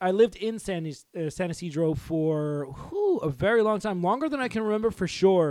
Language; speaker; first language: English; early bilingual, other home language; Spanish